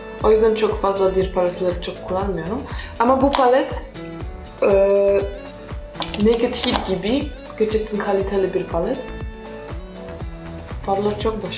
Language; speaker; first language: Turkish; non-native, fluent; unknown